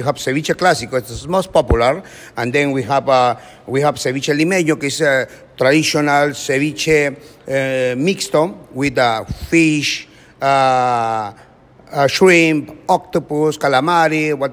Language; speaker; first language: English; non-native, learner; Spanish